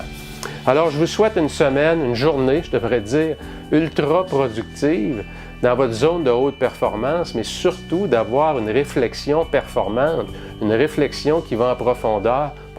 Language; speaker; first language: French; native; French